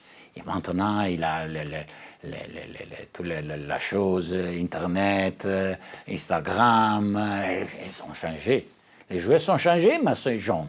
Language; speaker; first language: French; non-native, learner; Italian